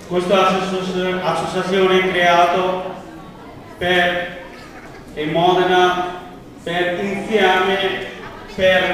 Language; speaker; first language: Italian; non-native, learner; Bangla